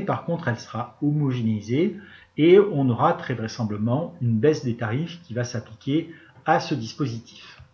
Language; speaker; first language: French; native; French